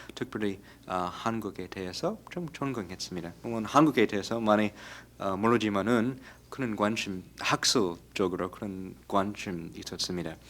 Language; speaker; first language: Korean; non-native, fluent; English